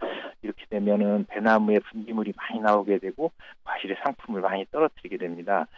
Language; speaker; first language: Korean; native; Korean